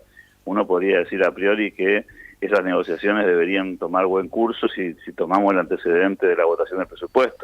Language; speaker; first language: Spanish; native; Spanish